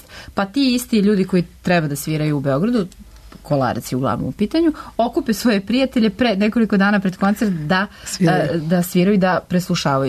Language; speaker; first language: Serbian; native; Serbian